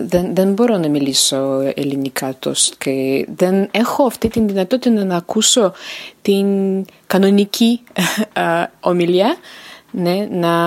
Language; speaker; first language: Greek; non-native, learner; Russian